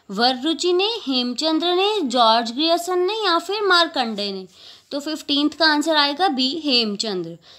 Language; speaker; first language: Hindi; native; Hindi